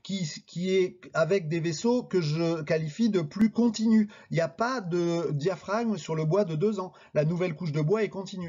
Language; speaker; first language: French; native; French